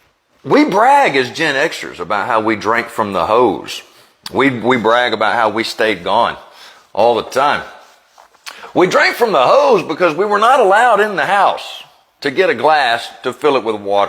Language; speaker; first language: English; native; English